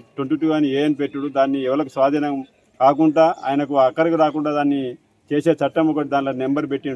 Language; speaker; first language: Telugu; native; Telugu